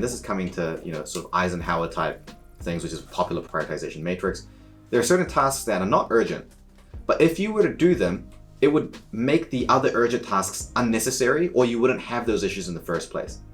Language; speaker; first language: English; native; English